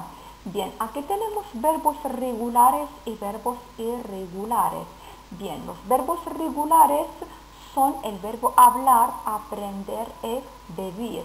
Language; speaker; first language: Spanish; non-native, fluent; Arabic